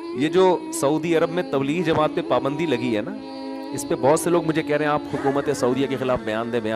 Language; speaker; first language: Urdu; native; Urdu